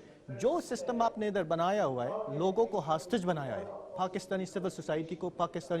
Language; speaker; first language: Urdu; non-native, fluent; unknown